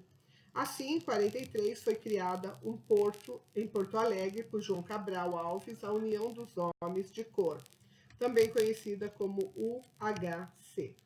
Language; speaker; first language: Portuguese; native; Portuguese